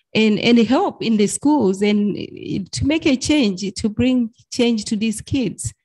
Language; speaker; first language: English; non-native, fluent; Arabic